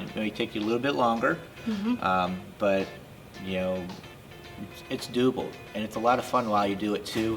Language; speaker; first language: English; native; English